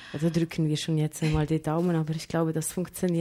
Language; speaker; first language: German; native; German